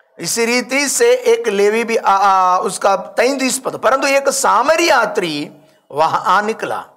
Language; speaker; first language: Hindi; non-native, local second language; Malayalam